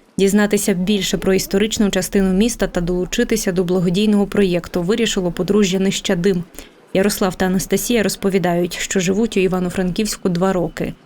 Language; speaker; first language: Ukrainian; native; Ukrainian